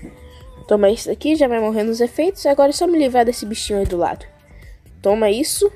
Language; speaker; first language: Portuguese; native; Portuguese